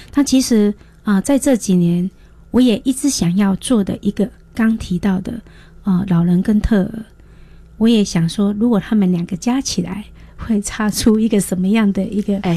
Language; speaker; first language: Chinese; native; Chinese